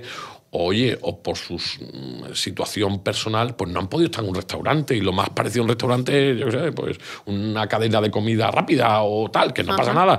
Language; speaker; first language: Spanish; native; Spanish